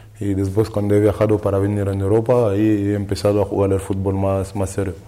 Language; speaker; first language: Spanish; non-native, learner; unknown